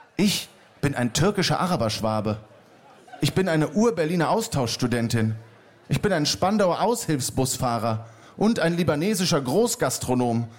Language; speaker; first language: German; native; German